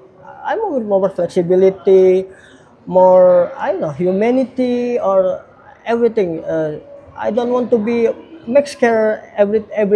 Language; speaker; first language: English; non-native, learner; Indonesian